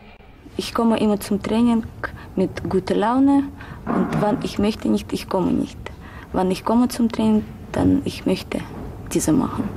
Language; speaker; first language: German; non-native, learner; Russian